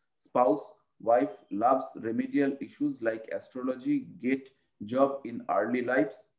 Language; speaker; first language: English; non-native, local second language; Bangla